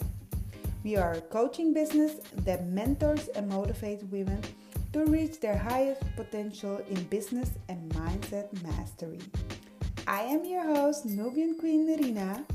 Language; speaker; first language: English; non-native, fluent; Dutch